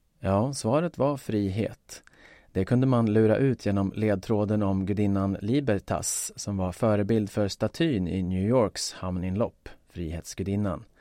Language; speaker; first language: Swedish; native; Swedish